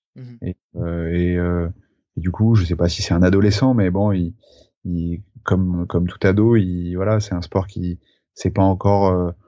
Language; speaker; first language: French; native; French